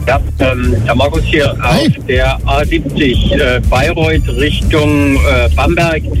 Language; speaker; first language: German; native; German